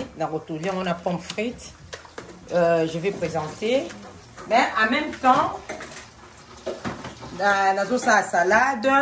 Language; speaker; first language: French; non-native, local second language; Lingala